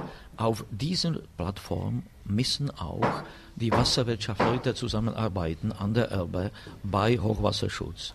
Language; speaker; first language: German; non-native, fluent; Czech